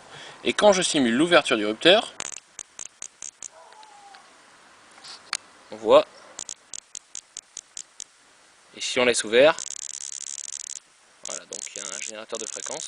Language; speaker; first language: French; native; French